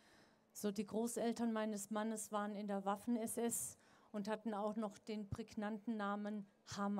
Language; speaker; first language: German; native; German